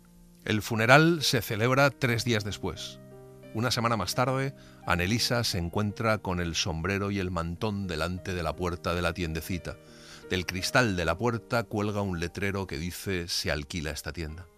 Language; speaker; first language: Spanish; native; Spanish